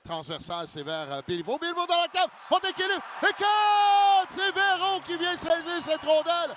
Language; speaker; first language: French; native; French